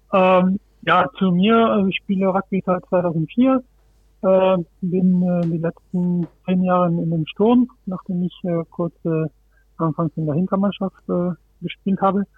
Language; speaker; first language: German; non-native, fluent; Spanish